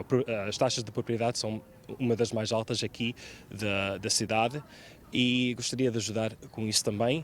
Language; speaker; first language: Portuguese; early bilingual, heritage; Portuguese